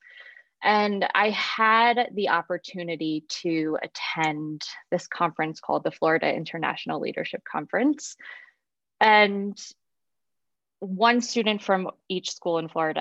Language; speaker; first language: English; native; English